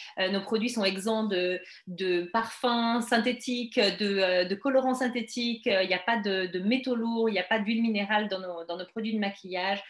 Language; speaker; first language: French; native; French